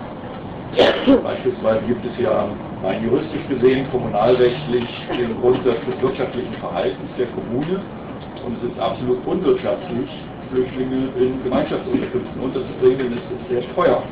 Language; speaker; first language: German; native; German